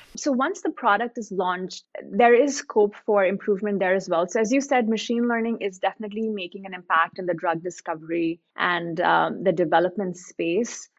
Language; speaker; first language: English; non-native, local second language; Hindi